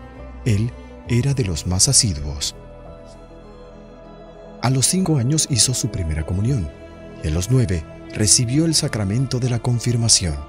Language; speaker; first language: Spanish; native; Spanish